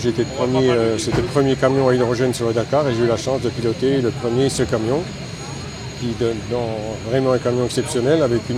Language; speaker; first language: French; native; French